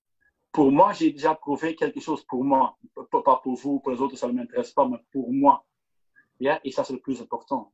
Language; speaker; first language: French; non-native, local second language; Dutch